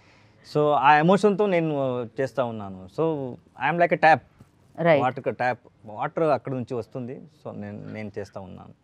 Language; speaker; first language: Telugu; non-native, learner; Kannada